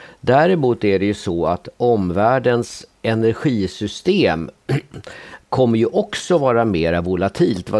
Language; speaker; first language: Swedish; native; Swedish